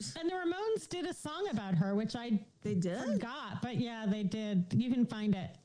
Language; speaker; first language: English; native; English